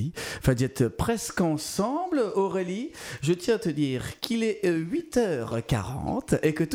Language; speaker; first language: French; native; French